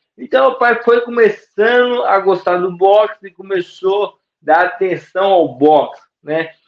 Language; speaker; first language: Portuguese; native; Portuguese